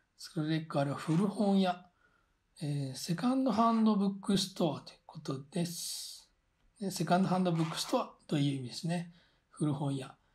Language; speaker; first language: Japanese; native; Japanese